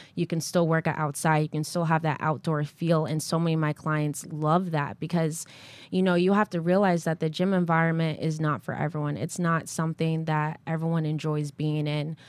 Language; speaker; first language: English; native; English